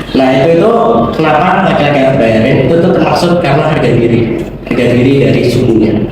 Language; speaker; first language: Indonesian; native; Indonesian